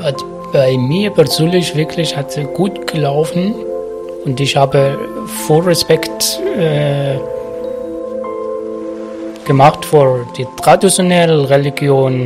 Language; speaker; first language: German; non-native, local second language; Arabic